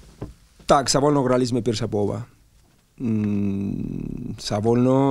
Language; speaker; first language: Polish; non-native, learner; Spanish